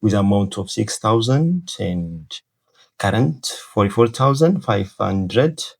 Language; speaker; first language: English; non-native, local second language; Amharic